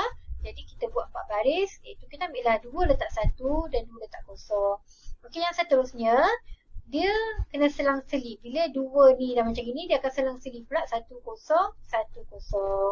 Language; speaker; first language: Malay; native; Malay